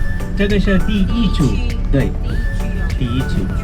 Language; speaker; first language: Chinese; non-native, learner; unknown